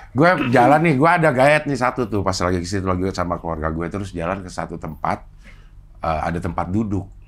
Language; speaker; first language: Indonesian; native; Indonesian